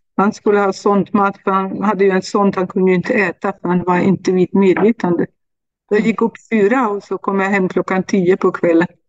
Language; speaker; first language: Swedish; non-native, fluent; German